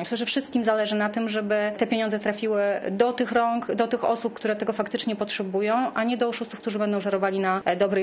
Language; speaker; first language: Polish; native; Polish